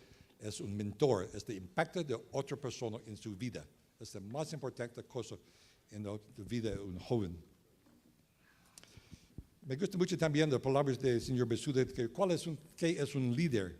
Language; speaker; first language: Spanish; non-native, learner; English